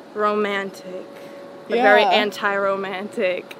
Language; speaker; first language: English; non-native, fluent; Swedish